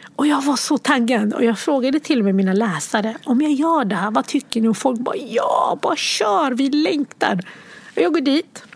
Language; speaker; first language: Swedish; early bilingual, other home language; Arabic